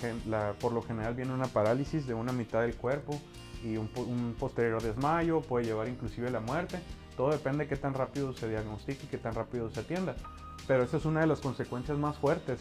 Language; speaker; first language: Spanish; native; Spanish